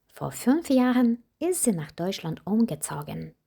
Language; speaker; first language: German; non-native, fluent; Ukrainian